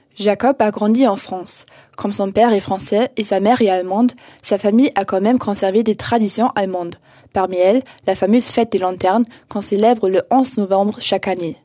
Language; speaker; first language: French; native; French